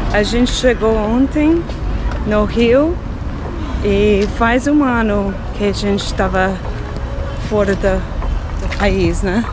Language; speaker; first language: Portuguese; non-native, fluent; English